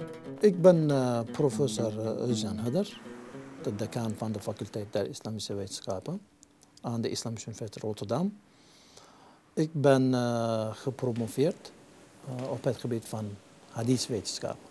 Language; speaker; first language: Dutch; non-native, fluent; Turkish